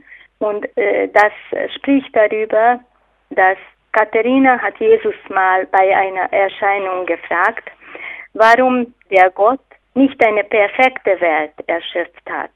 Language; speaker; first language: German; non-native, fluent; Hungarian